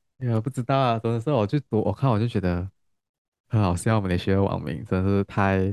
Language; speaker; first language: Chinese; native; Chinese